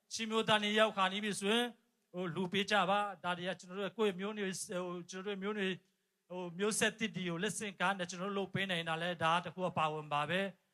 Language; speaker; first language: Burmese; non-native, local second language; Hakha Chin